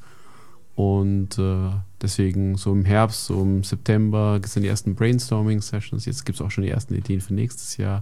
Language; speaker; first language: German; native; German